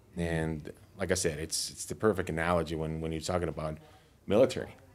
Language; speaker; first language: English; non-native, fluent; Finnish